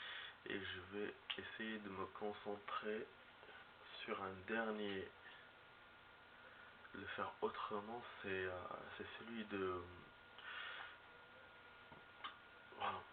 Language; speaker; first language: French; native; French